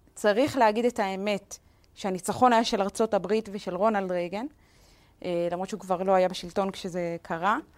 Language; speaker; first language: Hebrew; native; Hebrew